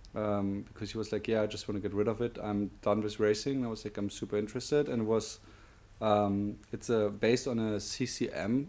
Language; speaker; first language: English; non-native, fluent; German